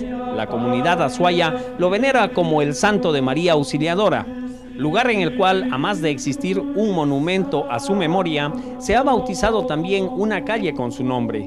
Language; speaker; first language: Spanish; native; Spanish